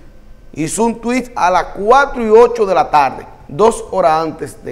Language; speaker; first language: Spanish; native; Spanish